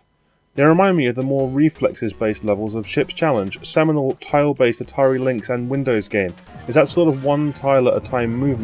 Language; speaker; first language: English; native; English